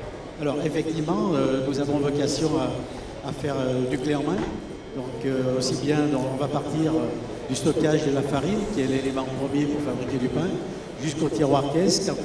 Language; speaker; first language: French; native; French